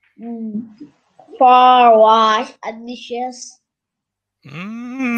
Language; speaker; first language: English; non-native, learner; Turkish